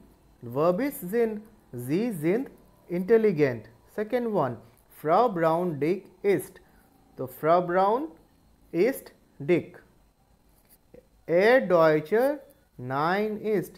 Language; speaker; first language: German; non-native, learner; Hindi